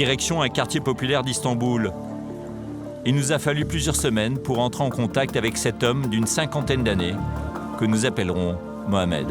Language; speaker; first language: French; native; French